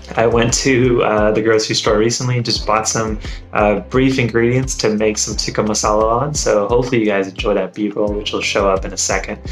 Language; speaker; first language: English; native; English